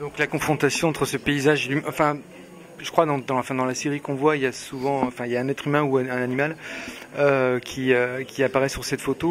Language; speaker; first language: French; native; French